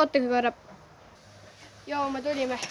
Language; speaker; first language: Estonian; early bilingual, heritage; Finnish